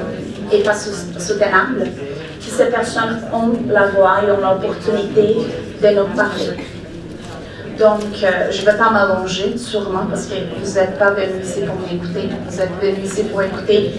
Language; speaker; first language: French; non-native, fluent; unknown